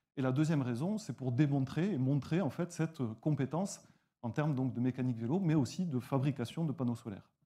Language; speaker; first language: French; native; French